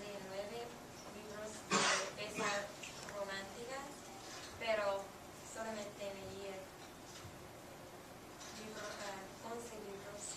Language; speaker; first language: Spanish; non-native, learner; English